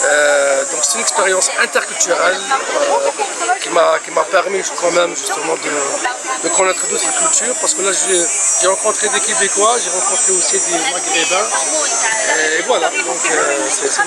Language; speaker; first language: French; non-native, local second language; Arabic